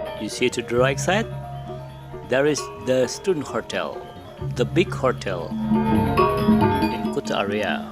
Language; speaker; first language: English; non-native, local second language; Indonesian